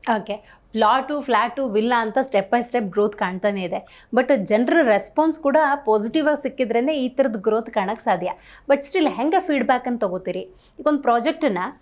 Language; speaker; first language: Kannada; native; Kannada